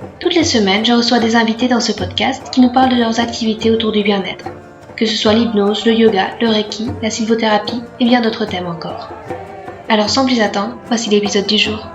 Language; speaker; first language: French; native; French